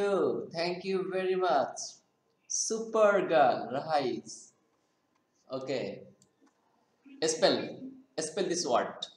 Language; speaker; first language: English; non-native, fluent; Bangla